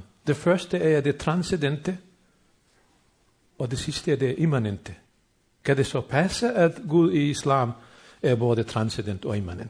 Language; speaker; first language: Swedish; non-native, fluent; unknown